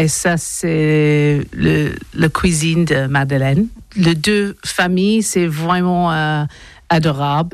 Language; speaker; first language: French; non-native, learner; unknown